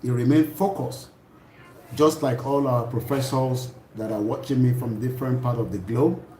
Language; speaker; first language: English; non-native, local second language; Yoruba